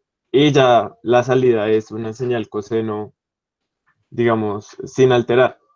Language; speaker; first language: Spanish; native; Spanish